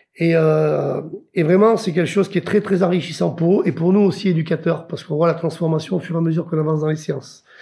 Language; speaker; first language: French; native; French